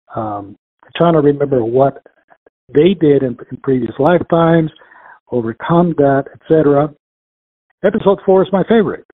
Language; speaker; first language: English; early bilingual, other home language; Spanish